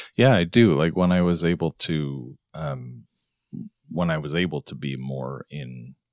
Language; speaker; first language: English; native; English